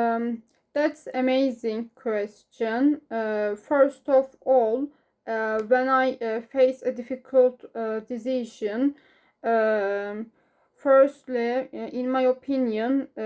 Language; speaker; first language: English; non-native, learner; Turkish